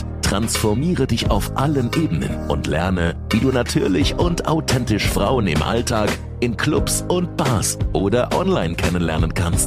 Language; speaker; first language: German; native; German